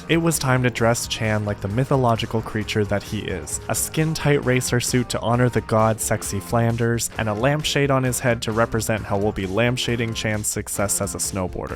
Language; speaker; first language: English; native; English